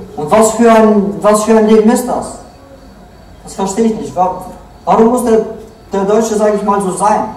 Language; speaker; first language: German; early bilingual, other home language; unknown